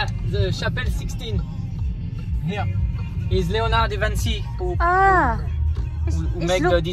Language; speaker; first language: English; non-native, learner; French